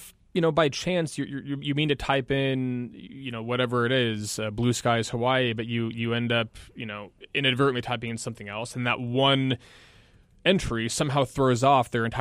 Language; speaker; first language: English; native; English